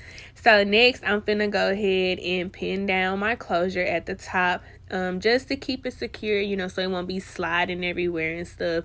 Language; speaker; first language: English; native; English